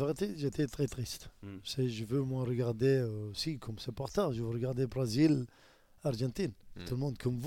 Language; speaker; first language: French; non-native, learner; Arabic